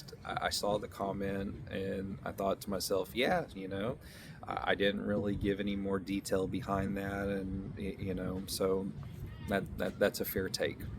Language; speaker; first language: English; native; English